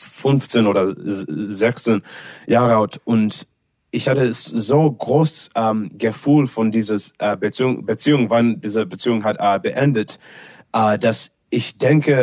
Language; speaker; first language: German; non-native, learner; English